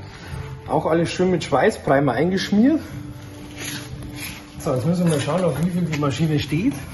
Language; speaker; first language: German; native; German